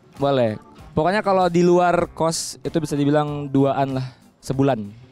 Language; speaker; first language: Indonesian; native; Indonesian